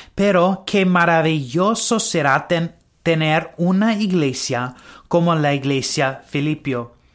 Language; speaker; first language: Spanish; non-native, learner; English